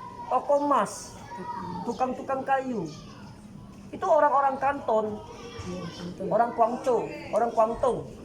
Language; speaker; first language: Indonesian; native; Indonesian